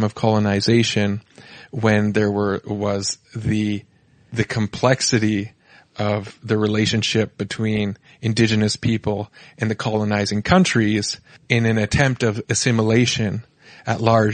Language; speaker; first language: English; native; English